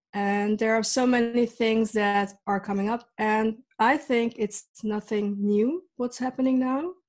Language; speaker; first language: English; early bilingual, other home language; Dutch